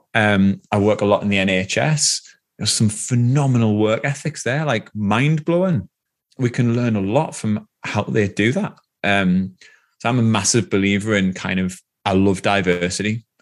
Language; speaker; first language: English; native; English